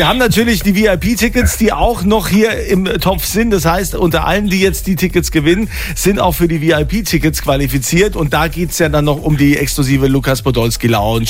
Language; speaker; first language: German; native; German